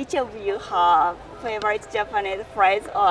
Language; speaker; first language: English; non-native, learner; Japanese